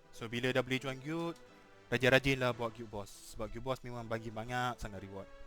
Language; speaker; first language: Malay; native; Malay